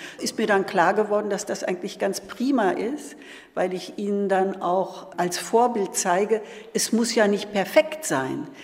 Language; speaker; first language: German; native; German